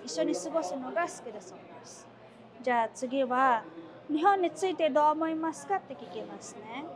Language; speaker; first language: Japanese; non-native, fluent; Filipino